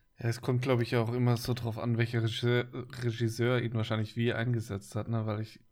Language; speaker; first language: German; native; German